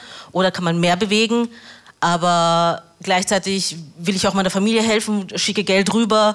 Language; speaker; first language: German; early bilingual, other home language; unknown